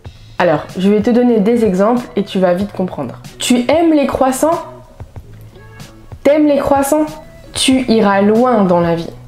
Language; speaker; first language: French; native; French